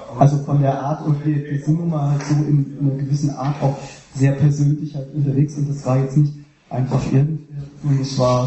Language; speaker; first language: German; native; German